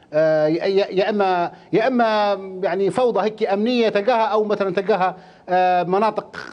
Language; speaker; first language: Arabic; native; Arabic